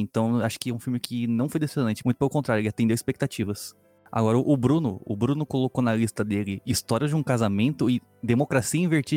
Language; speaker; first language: Portuguese; native; Portuguese